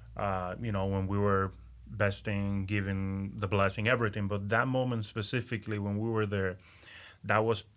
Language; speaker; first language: English; non-native, fluent; Spanish